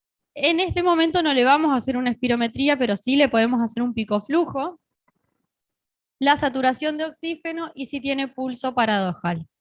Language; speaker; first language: Spanish; native; Spanish